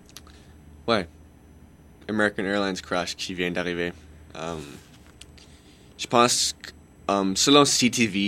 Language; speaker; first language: French; non-native, local second language; English